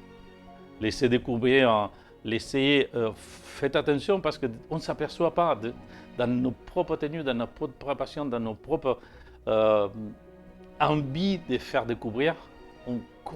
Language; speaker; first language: French; native; French